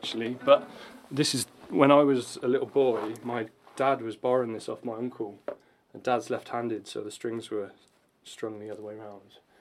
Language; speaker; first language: English; native; English